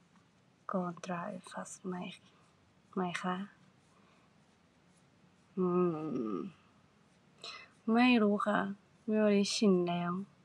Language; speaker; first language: Thai; non-native, learner; Japanese